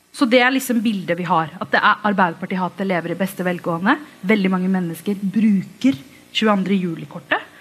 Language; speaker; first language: Norwegian; early bilingual, other home language; Tamil